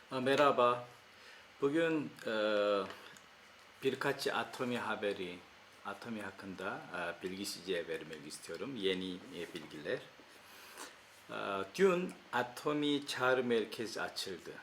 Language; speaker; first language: Turkish; non-native, fluent; Korean